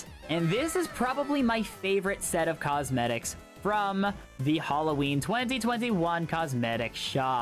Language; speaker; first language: English; native; English